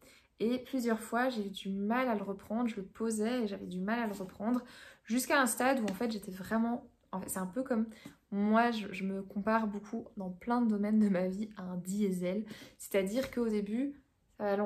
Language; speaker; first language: French; native; French